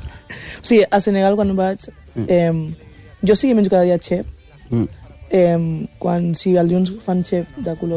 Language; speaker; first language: Catalan; early bilingual, other home language; Wolof